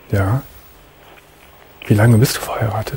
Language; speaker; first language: German; native; German